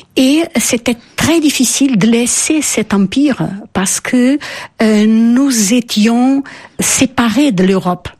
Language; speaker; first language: French; non-native, fluent; Portuguese